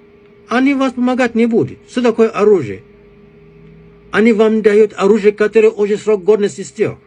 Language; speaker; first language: Russian; non-native, fluent; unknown